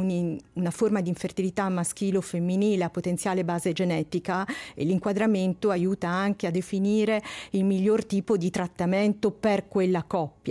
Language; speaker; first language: Italian; native; Italian